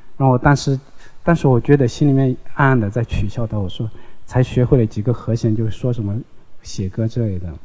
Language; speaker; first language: Chinese; non-native, local second language; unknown